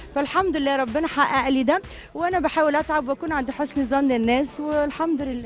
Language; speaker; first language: Arabic; native; Arabic